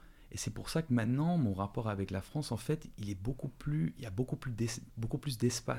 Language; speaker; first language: French; early bilingual, other home language; Dutch